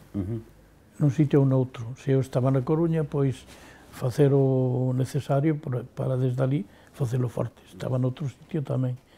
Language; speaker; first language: Galician; native; Galician